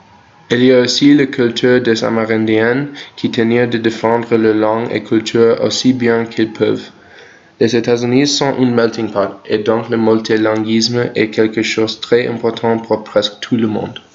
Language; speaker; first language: French; non-native, learner; English